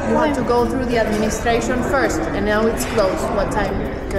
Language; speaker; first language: English; non-native, learner; Spanish